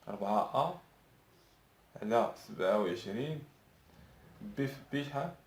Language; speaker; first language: Arabic; native; Arabic